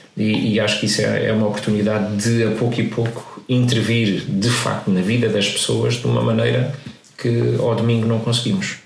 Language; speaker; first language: Portuguese; native; Portuguese